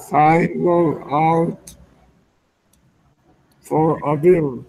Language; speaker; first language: English; non-native, learner; Spanish